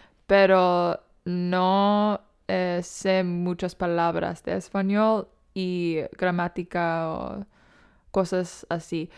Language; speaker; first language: Spanish; non-native, learner; English